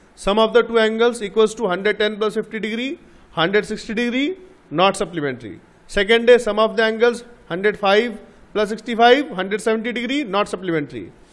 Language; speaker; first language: English; non-native, local second language; Bangla